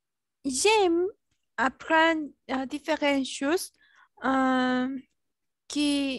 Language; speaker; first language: French; non-native, learner; Spanish